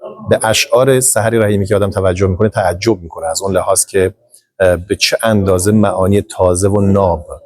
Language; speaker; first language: Persian; native; Persian